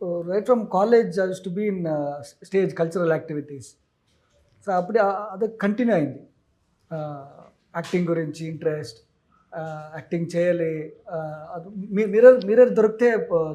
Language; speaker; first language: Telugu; non-native, learner; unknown